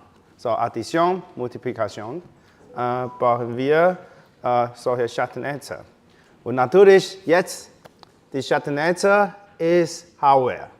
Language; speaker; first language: German; non-native, learner; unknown